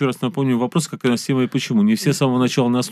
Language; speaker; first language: Russian; native; Russian